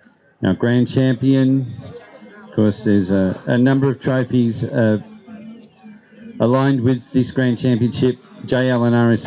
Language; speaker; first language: English; native; English